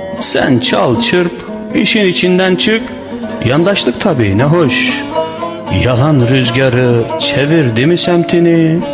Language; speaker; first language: Turkish; native; Turkish